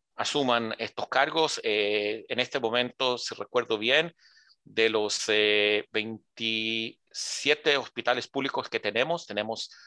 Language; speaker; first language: Spanish; early bilingual, heritage; Spanish